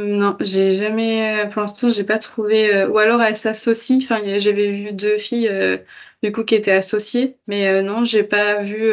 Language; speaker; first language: French; native; French